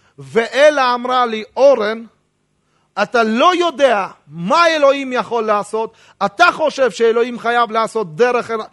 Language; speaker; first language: Hebrew; non-native, fluent; Russian